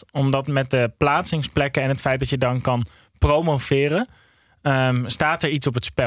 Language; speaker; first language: Dutch; native; Dutch